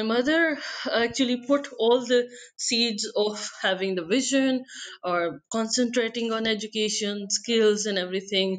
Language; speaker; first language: English; non-native, local second language; Punjabi